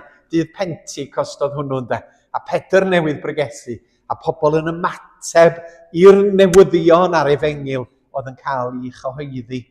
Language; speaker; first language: Welsh; native; Welsh